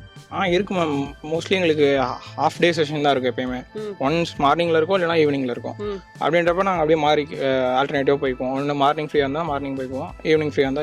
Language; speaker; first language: Tamil; native; Tamil